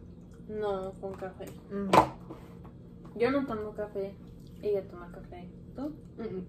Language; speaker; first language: Spanish; early bilingual, heritage; English